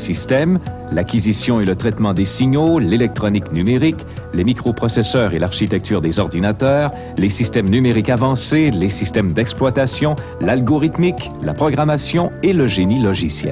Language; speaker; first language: French; native; French